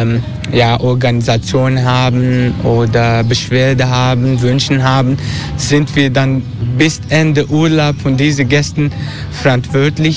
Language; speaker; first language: German; non-native, learner; Turkish